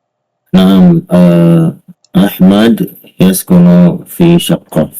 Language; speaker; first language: Arabic; non-native, learner; Indonesian